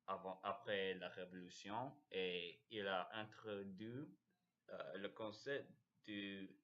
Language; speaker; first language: French; non-native, learner; English